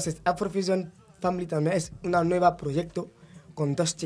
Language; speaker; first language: Spanish; non-native, fluent; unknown